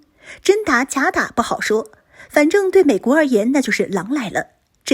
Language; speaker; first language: Chinese; native; Chinese